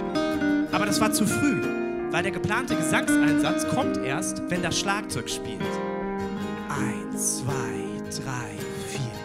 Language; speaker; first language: German; native; German